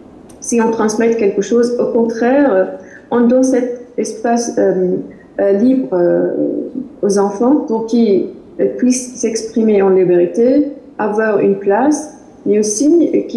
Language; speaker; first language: French; non-native, fluent; Arabic